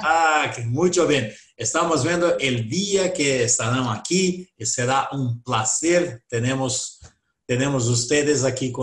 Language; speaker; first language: Spanish; non-native, learner; Portuguese